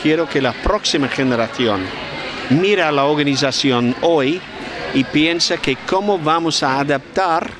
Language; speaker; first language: Spanish; non-native, fluent; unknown